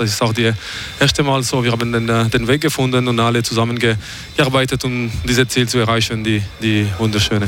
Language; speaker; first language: German; non-native, fluent; French